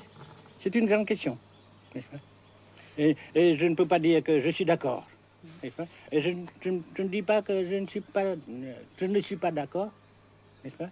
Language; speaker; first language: French; non-native, local second language; Vietnamese